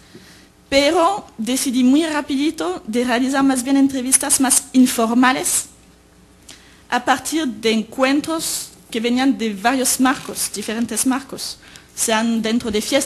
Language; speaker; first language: Spanish; native; Spanish